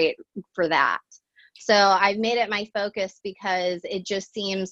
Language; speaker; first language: English; native; English